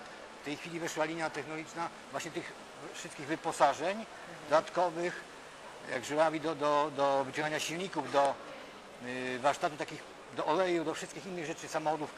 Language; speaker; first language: Polish; native; Polish